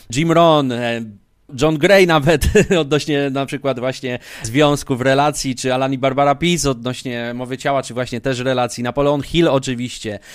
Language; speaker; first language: Polish; native; Polish